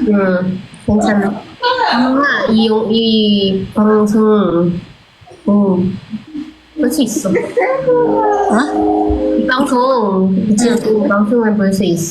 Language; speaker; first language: Korean; non-native, learner; Filipino